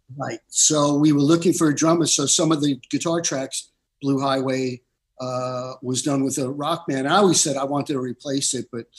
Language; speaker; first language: English; native; English